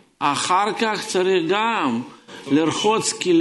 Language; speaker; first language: Hebrew; non-native, fluent; Russian